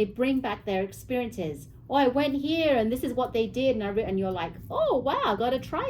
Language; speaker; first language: English; native; English